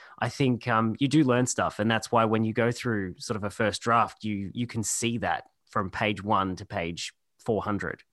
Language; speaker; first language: English; native; English